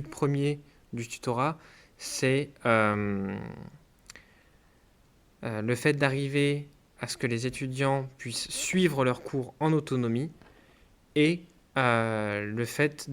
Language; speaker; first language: French; native; French